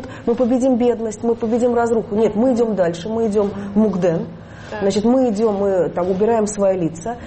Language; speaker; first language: Russian; native; Russian